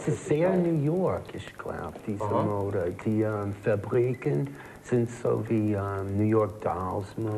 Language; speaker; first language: German; non-native, learner; English